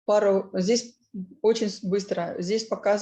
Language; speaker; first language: Russian; native; Russian